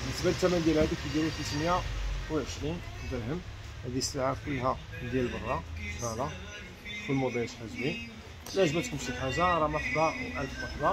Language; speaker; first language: Arabic; native; Arabic